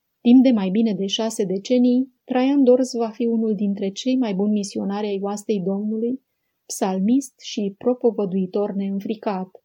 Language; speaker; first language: Romanian; native; Romanian